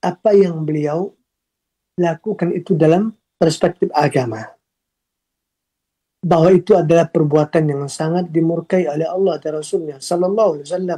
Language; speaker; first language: Indonesian; native; Indonesian